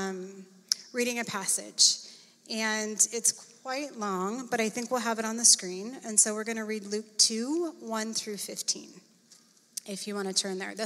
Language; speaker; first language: English; native; English